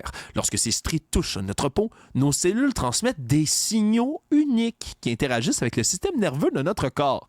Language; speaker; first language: French; native; French